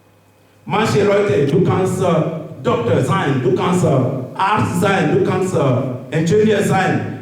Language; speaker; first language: German; non-native, learner; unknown